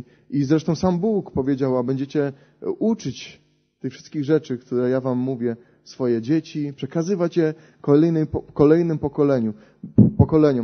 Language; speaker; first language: Polish; native; Polish